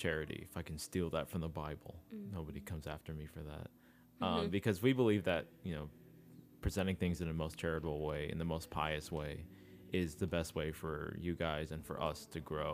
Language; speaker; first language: English; native; English